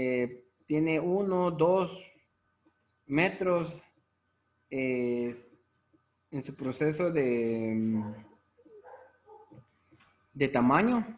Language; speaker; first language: Spanish; native; Spanish